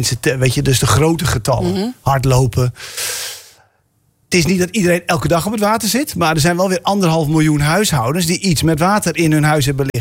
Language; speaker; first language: Dutch; native; Dutch